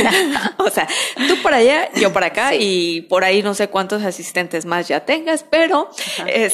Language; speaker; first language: Spanish; native; Spanish